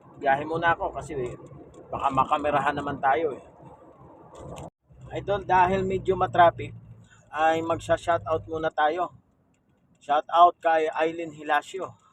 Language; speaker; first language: Filipino; native; Filipino